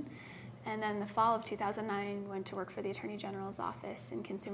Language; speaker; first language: English; native; English